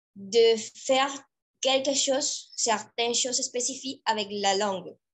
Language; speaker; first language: French; non-native, fluent; Spanish